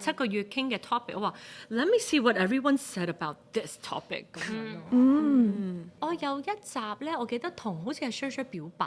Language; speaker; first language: Cantonese; native; Cantonese